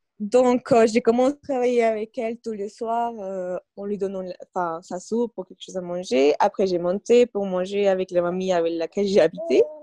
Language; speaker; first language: French; non-native, fluent; Spanish